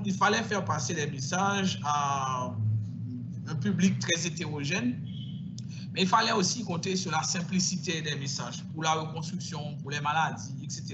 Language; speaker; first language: French; non-native, local second language; Haitian Creole